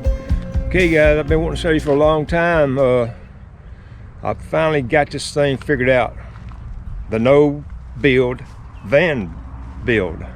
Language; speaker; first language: English; native; English